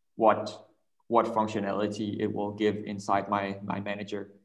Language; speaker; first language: English; non-native, fluent; Danish